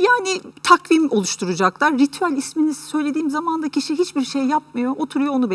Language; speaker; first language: Turkish; native; Turkish